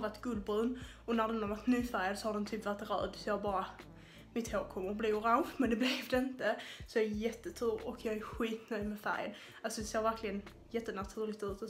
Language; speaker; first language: Swedish; native; Swedish